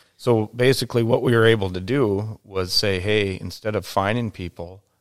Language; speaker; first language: English; native; English